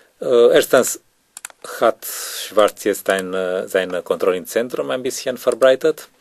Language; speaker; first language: German; non-native, learner; Romanian